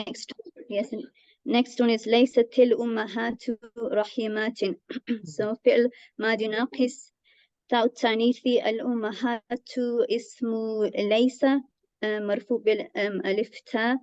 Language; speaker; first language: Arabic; non-native, learner; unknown